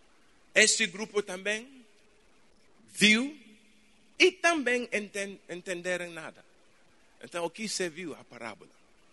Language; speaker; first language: Portuguese; non-native, fluent; English